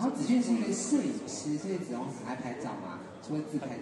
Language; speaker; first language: Chinese; native; Chinese